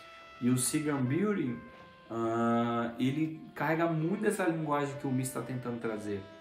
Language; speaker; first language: Portuguese; native; Portuguese